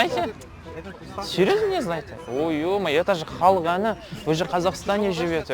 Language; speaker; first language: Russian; non-native, local second language; Kazakh